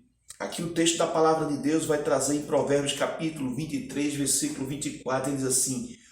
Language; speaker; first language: Portuguese; native; Portuguese